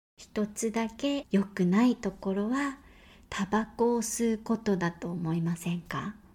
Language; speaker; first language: Japanese; native; Japanese